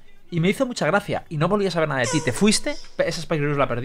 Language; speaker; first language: Spanish; native; Spanish